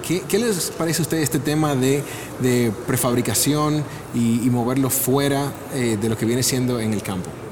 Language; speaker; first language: Spanish; native; Spanish